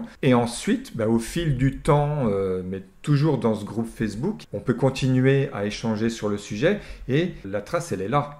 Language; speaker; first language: French; native; French